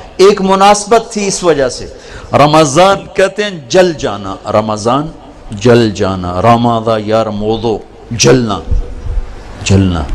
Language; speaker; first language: Urdu; non-native, local second language; Punjabi